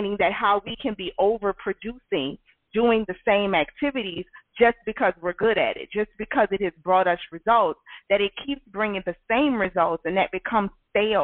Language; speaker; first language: English; native; English